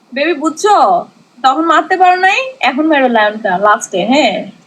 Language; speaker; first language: Bangla; native; Bangla